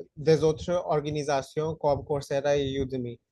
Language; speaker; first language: French; non-native, fluent; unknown